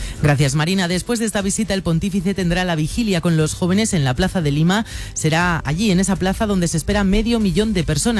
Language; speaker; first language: Spanish; native; Spanish